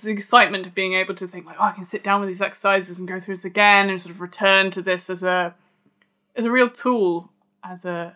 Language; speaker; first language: English; native; English